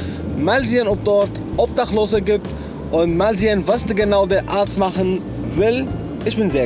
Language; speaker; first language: German; non-native, fluent; Arabic